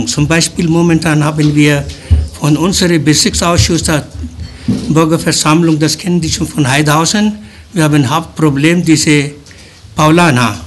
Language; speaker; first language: German; early bilingual, other home language; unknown